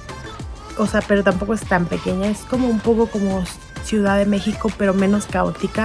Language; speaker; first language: Spanish; native; Spanish